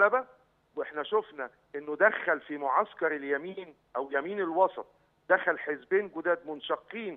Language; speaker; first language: Arabic; native; Arabic